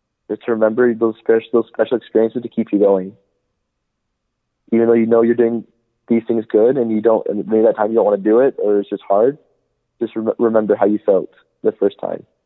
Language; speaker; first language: English; native; English